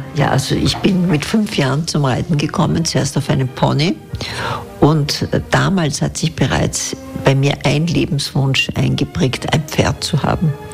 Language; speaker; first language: German; native; German